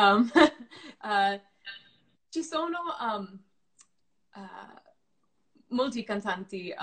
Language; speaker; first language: Italian; non-native, learner; English